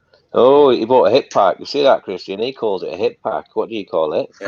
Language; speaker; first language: English; native; English